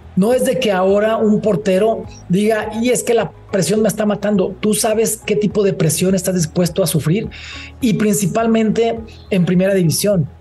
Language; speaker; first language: Spanish; native; Spanish